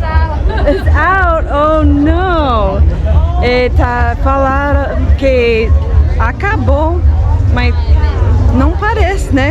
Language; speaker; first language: Portuguese; non-native, fluent; English